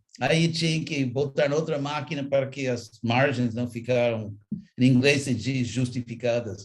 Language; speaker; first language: Portuguese; non-native, fluent; English